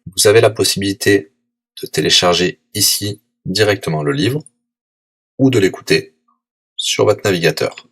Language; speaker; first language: French; native; French